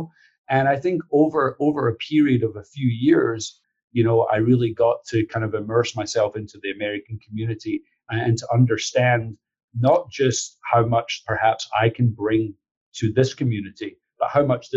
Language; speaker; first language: English; native; English